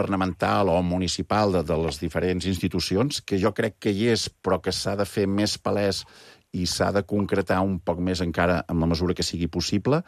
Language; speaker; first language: Catalan; native; Catalan